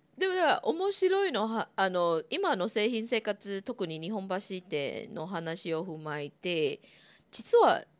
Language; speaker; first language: Japanese; non-native, fluent; Chinese